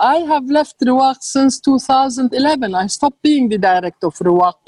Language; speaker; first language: English; non-native, fluent; Arabic